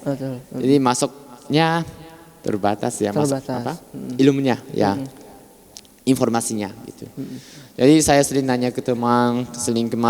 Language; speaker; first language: Indonesian; non-native, fluent; Japanese